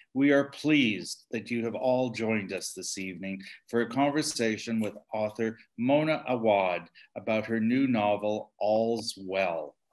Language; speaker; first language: English; native; English